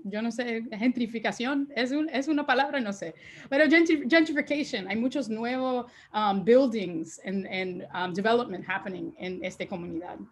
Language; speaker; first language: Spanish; early bilingual, heritage; Spanish